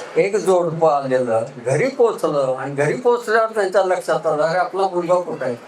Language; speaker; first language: Marathi; native; Marathi